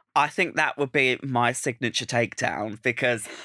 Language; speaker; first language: English; native; English